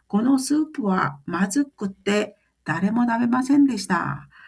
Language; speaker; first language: Japanese; non-native, fluent; Korean